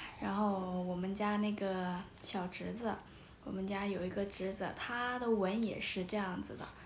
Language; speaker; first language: Chinese; non-native, fluent; Lao